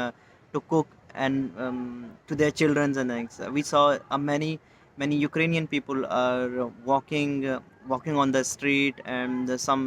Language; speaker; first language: English; non-native, local second language; Hindi